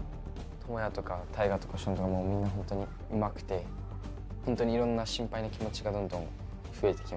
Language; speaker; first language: Japanese; non-native, learner; Korean